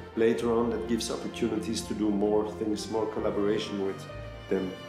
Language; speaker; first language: English; non-native, fluent; Dutch